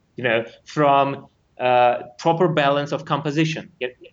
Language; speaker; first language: English; non-native, fluent; Russian